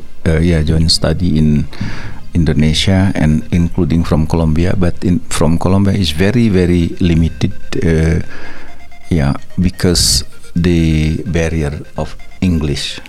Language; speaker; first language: English; non-native, learner; Indonesian